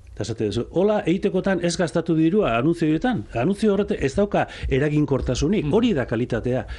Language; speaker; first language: Basque; native; Basque